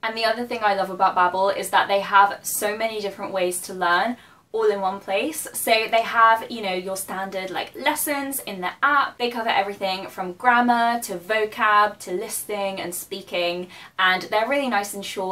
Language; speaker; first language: English; native; English